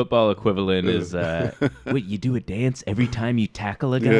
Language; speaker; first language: English; native; English